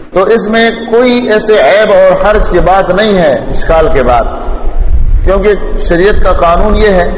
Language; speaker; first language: Urdu; non-native, local second language; Pashto